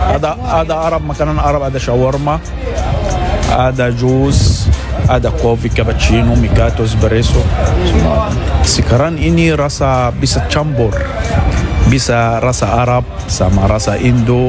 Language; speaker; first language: Indonesian; non-native, learner; Arabic